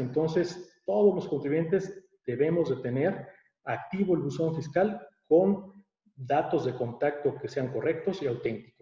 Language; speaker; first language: Spanish; native; Spanish